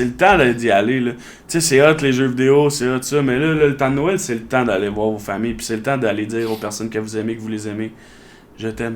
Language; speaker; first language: French; native; French